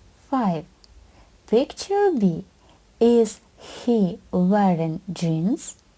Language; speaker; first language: English; non-native, fluent; Ukrainian